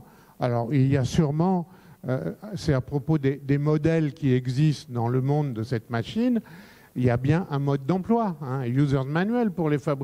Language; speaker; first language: French; native; French